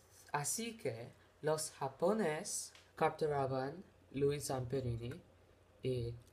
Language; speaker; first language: Spanish; non-native, learner; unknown